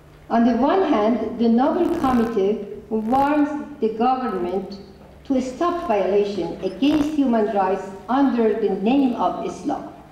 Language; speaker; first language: English; non-native, fluent; Persian